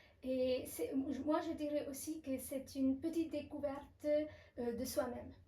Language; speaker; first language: French; non-native, fluent; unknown